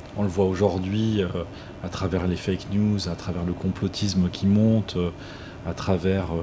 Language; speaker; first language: French; native; French